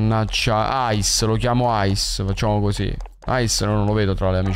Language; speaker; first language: Italian; native; Italian